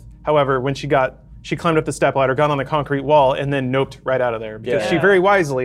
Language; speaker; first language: English; native; English